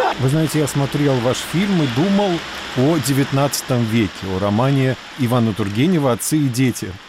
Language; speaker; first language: Russian; native; Russian